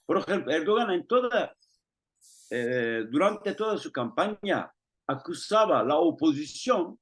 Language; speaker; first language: Spanish; non-native, fluent; Turkish